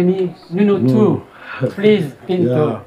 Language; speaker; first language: English; non-native, fluent; French